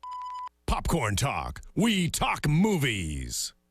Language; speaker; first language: English; native; English